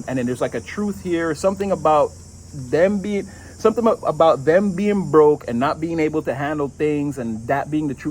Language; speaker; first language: English; native; English